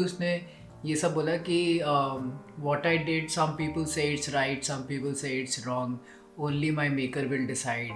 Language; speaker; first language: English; non-native, local second language; Hindi